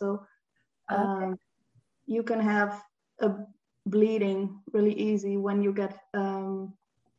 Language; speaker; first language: English; non-native, fluent; Dutch